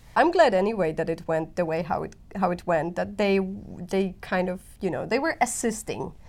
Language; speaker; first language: English; non-native, fluent; Polish